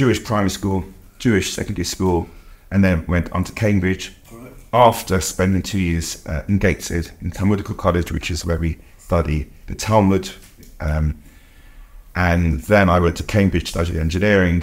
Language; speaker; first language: English; native; English